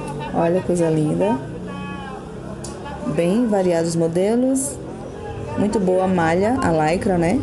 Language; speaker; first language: Portuguese; native; Portuguese